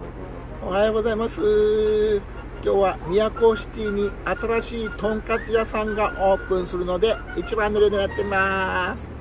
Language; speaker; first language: Japanese; native; Japanese